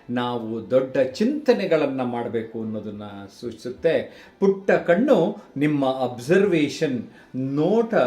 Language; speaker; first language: Kannada; native; Kannada